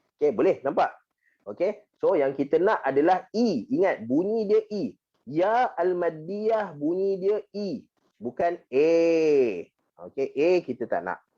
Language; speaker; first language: Malay; native; Malay